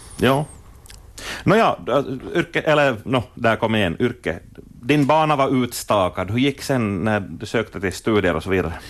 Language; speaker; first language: Swedish; native; Swedish